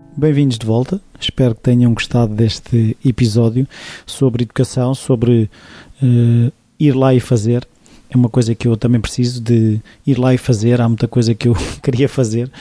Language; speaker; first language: Portuguese; native; Portuguese